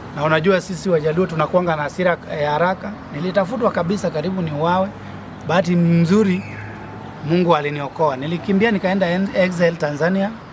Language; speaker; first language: Swahili; non-native, local second language; Luo (Kenya and Tanzania)